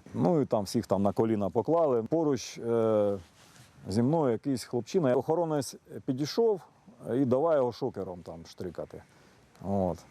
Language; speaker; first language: Ukrainian; native; Ukrainian